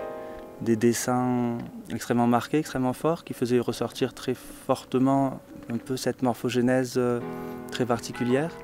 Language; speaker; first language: French; native; French